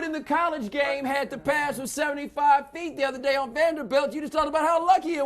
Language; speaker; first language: English; native; English